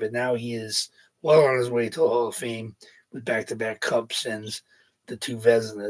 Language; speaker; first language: English; native; English